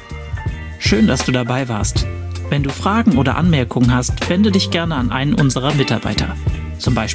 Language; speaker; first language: German; native; German